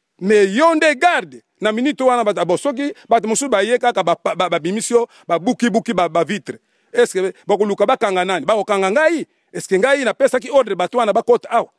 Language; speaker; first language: Lingala; non-native, local second language; Kongo